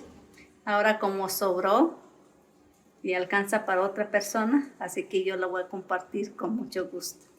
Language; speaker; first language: Spanish; native; Spanish